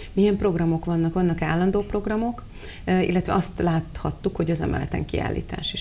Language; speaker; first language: Hungarian; native; Hungarian